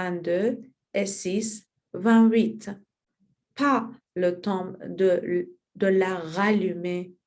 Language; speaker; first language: French; non-native, learner; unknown